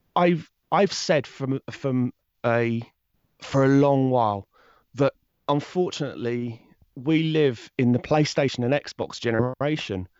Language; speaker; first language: English; native; English